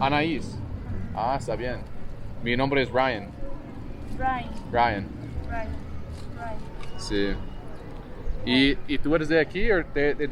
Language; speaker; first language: Spanish; non-native, learner; English